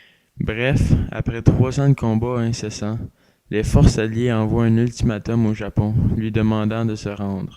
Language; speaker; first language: French; native; French